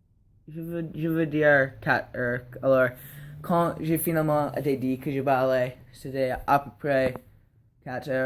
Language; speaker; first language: French; non-native, learner; English